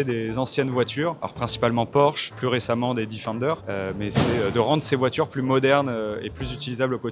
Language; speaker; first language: French; native; French